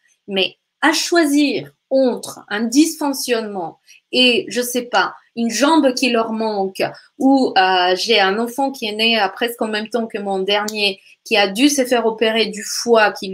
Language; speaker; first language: French; native; French